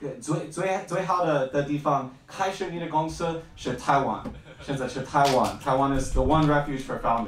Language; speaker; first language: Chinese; non-native, learner; English